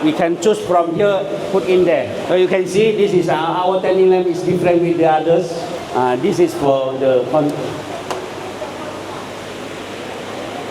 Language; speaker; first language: English; non-native, learner; Indonesian